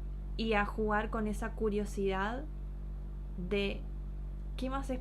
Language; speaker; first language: Spanish; native; Spanish